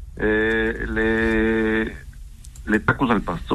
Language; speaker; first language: French; non-native, learner; Spanish